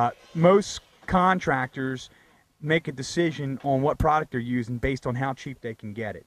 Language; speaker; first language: English; native; English